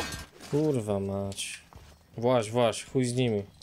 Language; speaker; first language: Polish; native; Polish